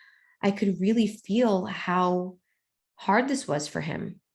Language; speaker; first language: English; native; English